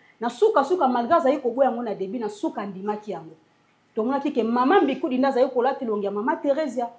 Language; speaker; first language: Lingala; native; Lingala